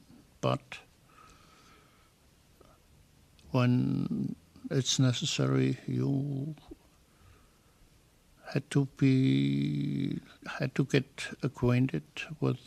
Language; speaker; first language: English; non-native, fluent; German